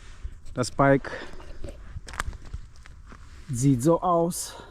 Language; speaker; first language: German; non-native, learner; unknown